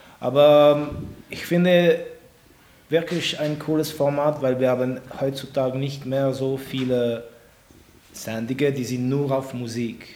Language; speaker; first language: German; non-native, local second language; French